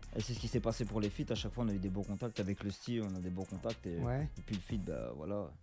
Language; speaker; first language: French; native; French